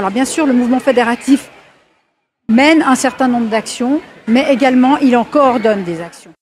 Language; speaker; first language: French; native; French